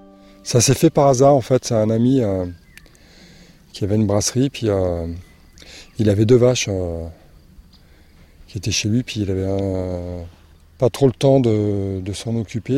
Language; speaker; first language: French; native; French